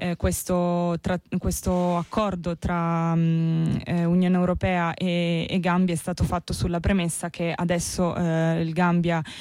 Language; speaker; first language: Italian; native; Italian